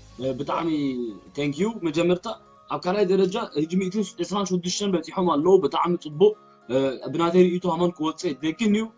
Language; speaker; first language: Tigrinya; early bilingual, heritage; Tigrinya